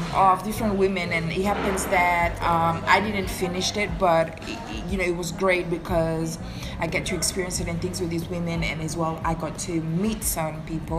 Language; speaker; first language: English; non-native, fluent; Seselwa Creole French